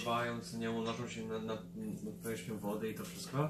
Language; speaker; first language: Polish; early bilingual, heritage; Polish